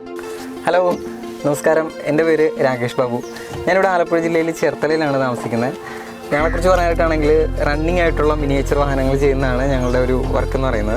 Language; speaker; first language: Malayalam; native; Malayalam